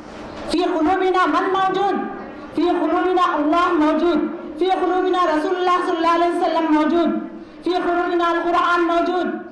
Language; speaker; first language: Arabic; non-native, learner; Urdu